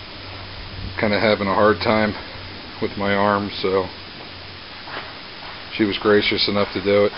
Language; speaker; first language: English; native; English